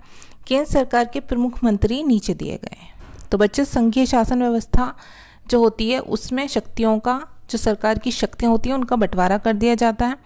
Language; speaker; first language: Hindi; native; Hindi